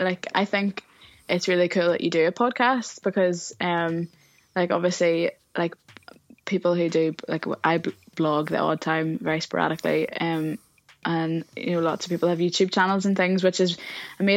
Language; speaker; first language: English; native; English